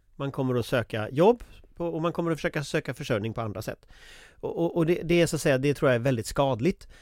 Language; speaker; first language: Swedish; native; Swedish